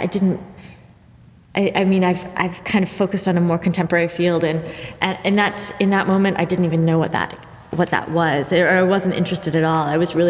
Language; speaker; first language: English; native; English